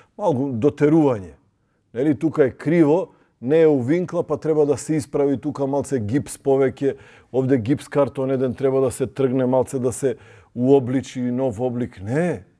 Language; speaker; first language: Macedonian; non-native, local second language; Albanian